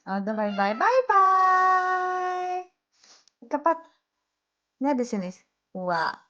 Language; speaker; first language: Turkish; non-native, learner; Filipino